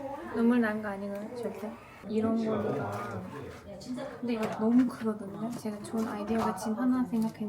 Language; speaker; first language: Korean; non-native, learner; Turkish